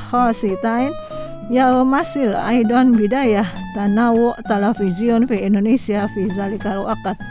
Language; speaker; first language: Arabic; non-native, fluent; Indonesian